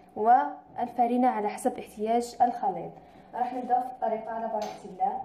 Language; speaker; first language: Arabic; native; Arabic